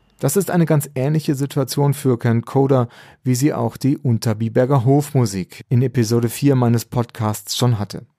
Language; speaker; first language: German; native; German